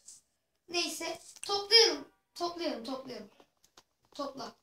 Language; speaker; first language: Turkish; native; Turkish